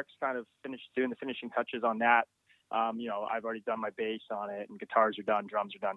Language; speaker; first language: English; native; English